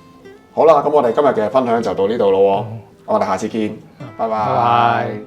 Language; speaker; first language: Cantonese; native; Cantonese